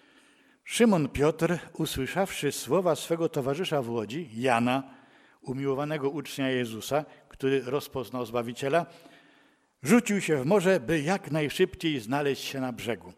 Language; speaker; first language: Polish; native; Polish